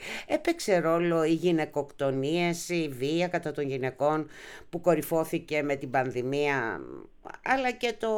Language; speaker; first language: Greek; native; Greek